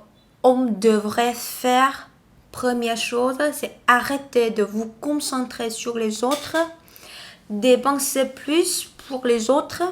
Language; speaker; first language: French; non-native, learner; Vietnamese